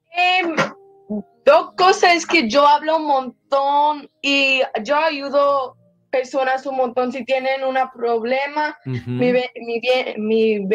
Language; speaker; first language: Spanish; early bilingual, heritage; Spanish